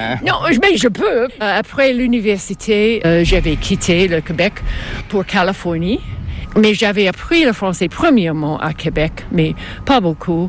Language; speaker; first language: French; non-native, local second language; English